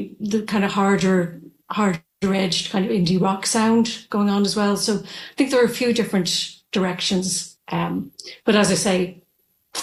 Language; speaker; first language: English; native; English